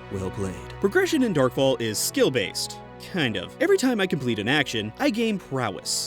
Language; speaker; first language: English; native; English